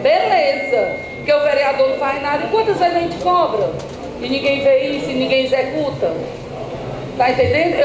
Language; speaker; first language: Portuguese; native; Portuguese